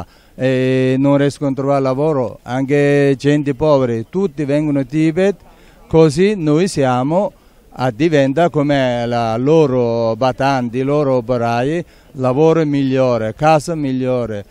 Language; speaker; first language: Italian; non-native, learner; Tibetan